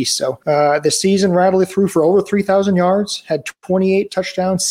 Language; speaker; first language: English; native; English